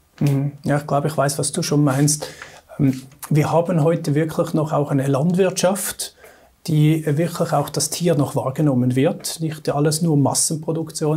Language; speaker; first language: German; native; German